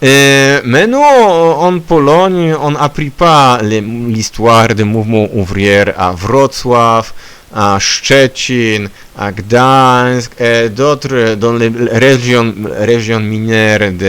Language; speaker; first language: French; non-native, learner; Polish